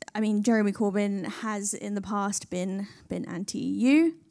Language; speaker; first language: English; native; English